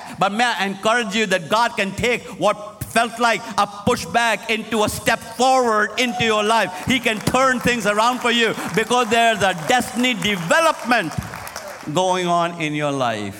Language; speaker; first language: English; non-native, local second language; Hindi